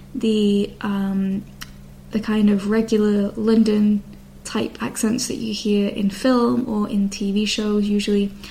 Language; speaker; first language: English; native; English